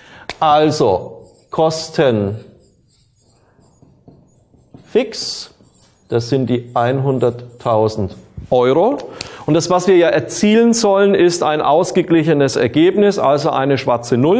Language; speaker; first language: German; native; German